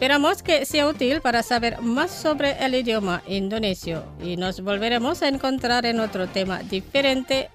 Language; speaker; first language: Spanish; non-native, fluent; Indonesian